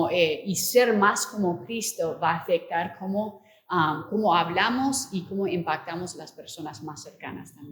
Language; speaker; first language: Spanish; non-native, fluent; English